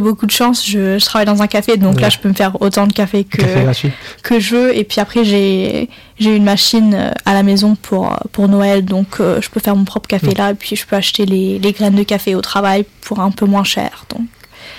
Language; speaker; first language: French; native; French